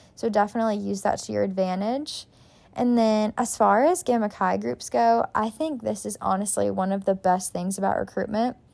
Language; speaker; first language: English; native; English